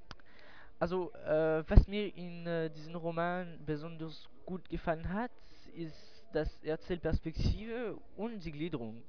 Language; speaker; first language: German; non-native, learner; French